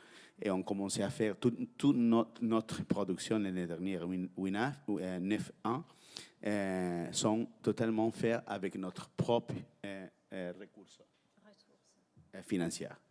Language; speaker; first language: French; non-native, fluent; Spanish